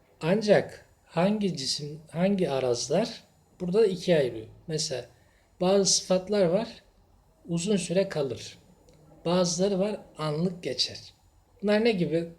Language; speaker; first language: Turkish; native; Turkish